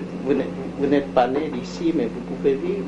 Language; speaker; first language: French; non-native, local second language; Vietnamese